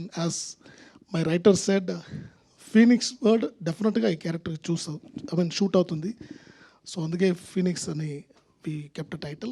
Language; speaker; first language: Telugu; non-native, local second language; Tamil